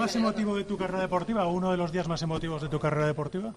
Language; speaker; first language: Spanish; native; Spanish